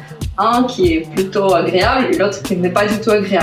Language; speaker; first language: French; non-native, fluent; Russian